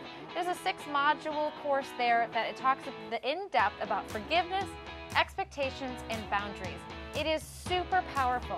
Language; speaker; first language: English; native; English